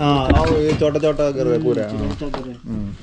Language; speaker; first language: Hindi; non-native, learner; Malayalam